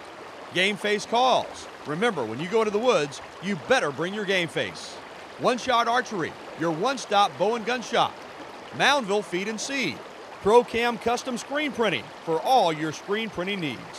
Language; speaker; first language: English; native; English